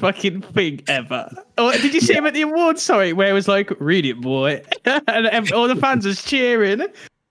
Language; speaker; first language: English; native; English